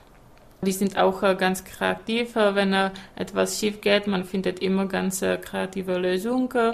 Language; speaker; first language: German; non-native, fluent; Czech